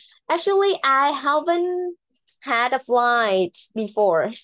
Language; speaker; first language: English; non-native, learner; Vietnamese